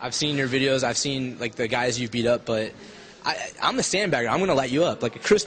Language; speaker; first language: English; native; English